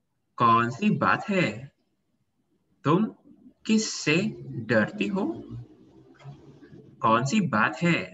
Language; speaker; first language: Hindi; non-native, fluent; Indonesian